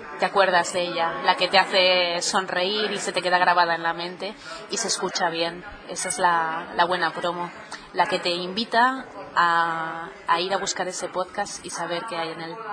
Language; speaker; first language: Spanish; native; Spanish